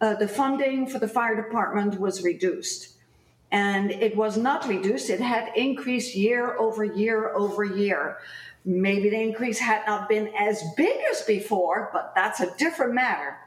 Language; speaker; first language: English; non-native, fluent; Dutch